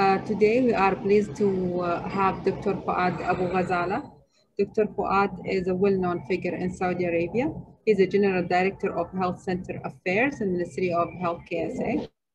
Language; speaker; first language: English; non-native, fluent; Arabic